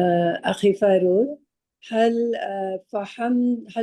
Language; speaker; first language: Arabic; non-native, learner; Malay